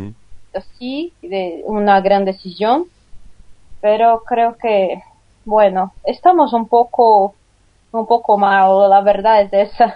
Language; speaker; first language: Spanish; non-native, learner; Portuguese